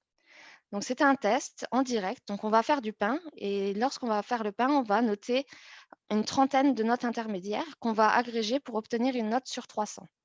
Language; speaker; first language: French; native; French